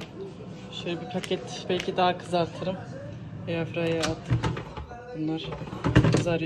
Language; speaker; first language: Turkish; native; Turkish